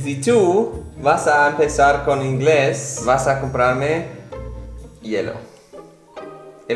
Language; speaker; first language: Spanish; non-native, learner; German